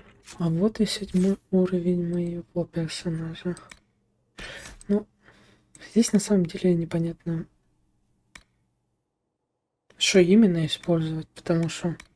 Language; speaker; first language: Russian; native; Russian